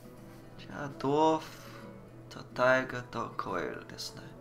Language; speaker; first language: Japanese; non-native, learner; English